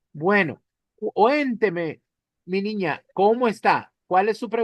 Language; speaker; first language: Spanish; native; Spanish